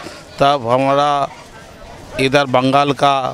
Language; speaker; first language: Hindi; non-native, local second language; Bangla